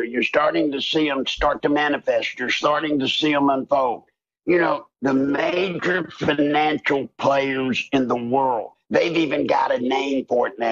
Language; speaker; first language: English; native; English